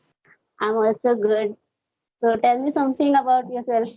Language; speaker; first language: English; non-native, learner; Hindi